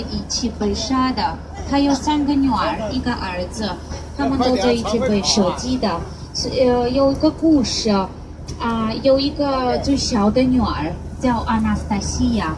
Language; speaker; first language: Chinese; non-native, fluent; Russian